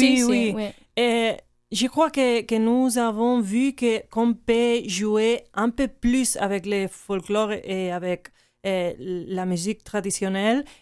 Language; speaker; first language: French; non-native, learner; Catalan